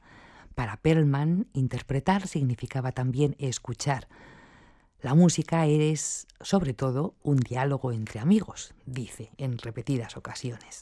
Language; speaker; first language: Spanish; native; Spanish